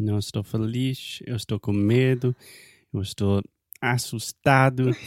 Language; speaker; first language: Portuguese; non-native, fluent; English